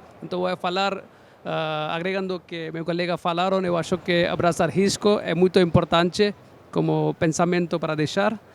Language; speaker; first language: Portuguese; non-native, learner; Hindi